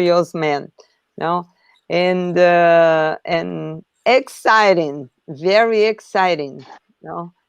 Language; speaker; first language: English; non-native, learner; Portuguese